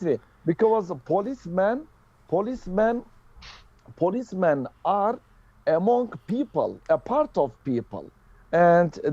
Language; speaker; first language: English; non-native, learner; Turkish